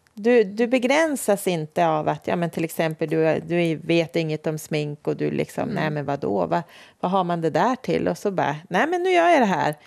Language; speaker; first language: Swedish; native; Swedish